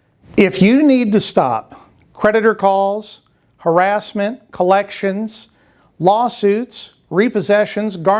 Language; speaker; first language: English; native; English